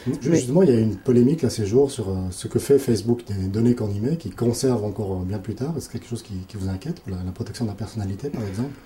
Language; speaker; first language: French; native; French